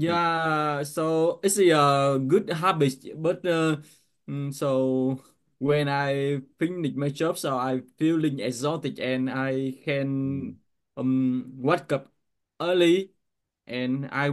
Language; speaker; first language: English; non-native, learner; Vietnamese